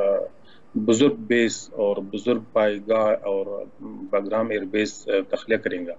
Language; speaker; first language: Hindi; non-native, learner; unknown